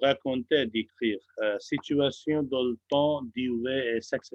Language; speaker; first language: French; non-native, fluent; Hindi